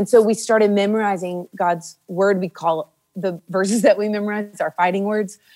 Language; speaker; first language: English; native; English